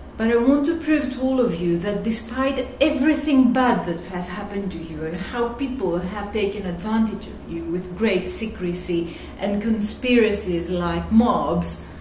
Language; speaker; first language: English; non-native, fluent; Greek